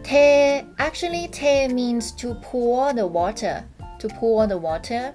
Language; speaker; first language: English; non-native, fluent; Thai